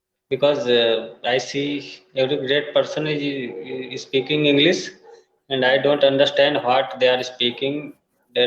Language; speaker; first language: English; non-native, fluent; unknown